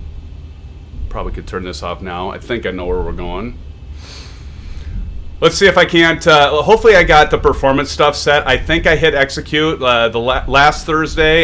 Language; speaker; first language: English; native; English